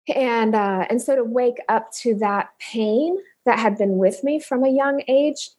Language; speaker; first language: English; native; English